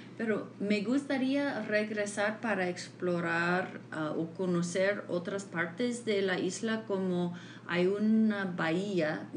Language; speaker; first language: Spanish; non-native, fluent; English